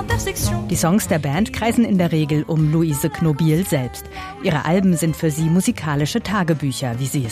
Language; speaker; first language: German; native; German